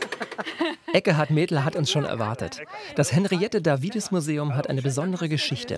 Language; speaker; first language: German; native; German